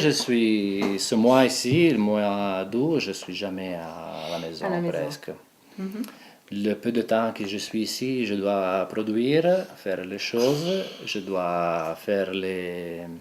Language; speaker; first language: French; non-native, local second language; Italian